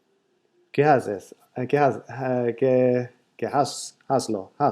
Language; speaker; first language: Spanish; non-native, learner; Swedish